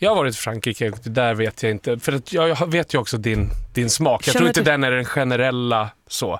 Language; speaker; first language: Swedish; native; Swedish